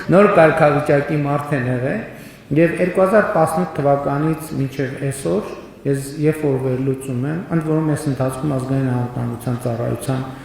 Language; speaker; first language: Armenian; native; Armenian